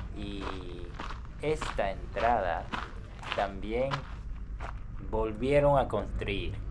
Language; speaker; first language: Spanish; non-native, fluent; Japanese